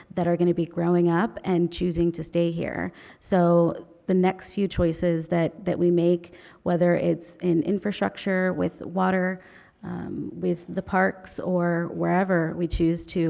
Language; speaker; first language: English; native; English